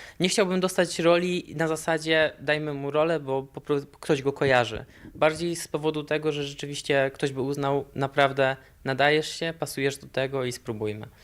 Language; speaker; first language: Polish; native; Polish